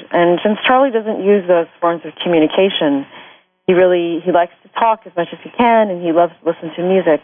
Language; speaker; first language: English; native; English